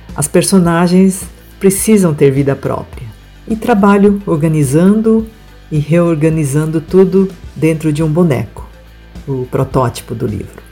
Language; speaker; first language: Portuguese; non-native, local second language; Japanese